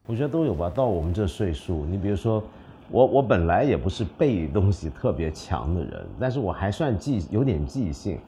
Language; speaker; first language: Chinese; non-native, local second language; Cantonese